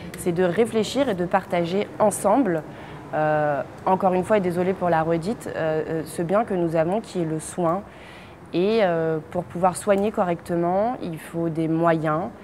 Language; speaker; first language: French; native; French